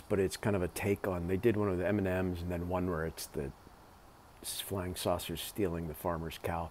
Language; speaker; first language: English; native; English